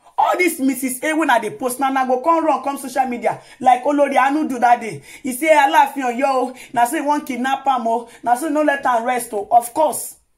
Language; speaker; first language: Nigerian Pidgin; non-native, local second language; Yoruba